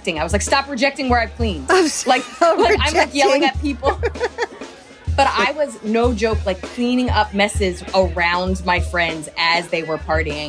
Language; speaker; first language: English; native; English